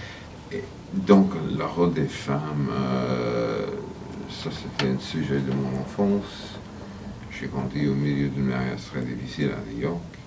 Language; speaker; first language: French; non-native, fluent; English